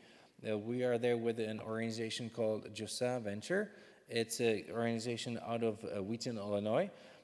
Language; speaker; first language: English; non-native, fluent; Czech